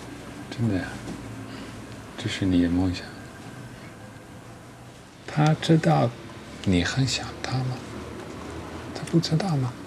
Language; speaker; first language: Chinese; non-native, fluent; Dutch